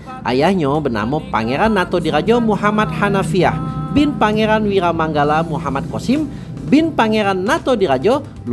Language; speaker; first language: Indonesian; native; Indonesian